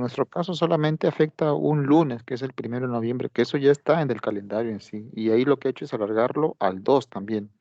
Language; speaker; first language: Spanish; native; Spanish